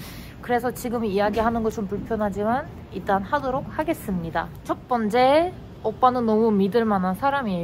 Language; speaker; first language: Korean; non-native, fluent; Turkish